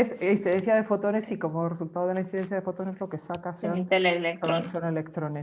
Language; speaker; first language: Spanish; native; Spanish